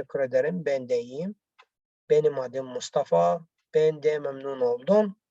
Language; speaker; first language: Turkish; non-native, learner; Arabic